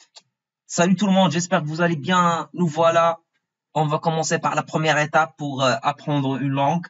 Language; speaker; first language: French; non-native, local second language; Arabic